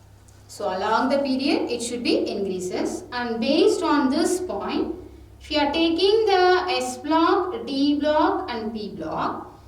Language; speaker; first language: English; non-native, local second language; Tamil